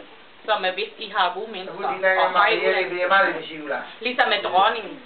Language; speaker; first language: Danish; non-native, learner; Burmese